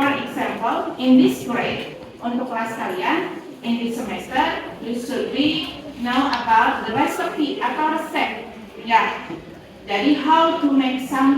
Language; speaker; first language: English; non-native, fluent; Indonesian